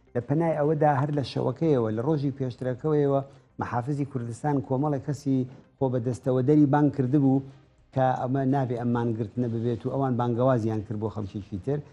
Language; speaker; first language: Central Kurdish; native; Central Kurdish